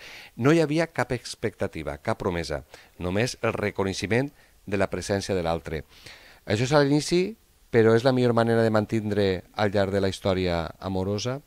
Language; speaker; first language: Catalan; native; Catalan